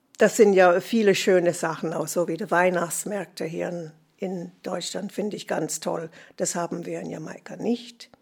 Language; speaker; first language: German; non-native, fluent; English